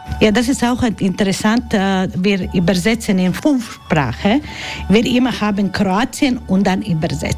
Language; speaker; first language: German; non-native, learner; Croatian